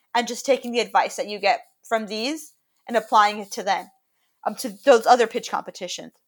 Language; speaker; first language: English; native; English